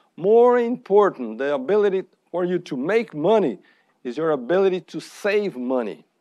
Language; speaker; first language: English; non-native, fluent; Portuguese